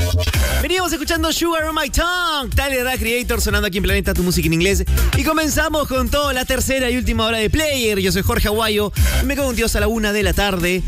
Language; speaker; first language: Spanish; native; Spanish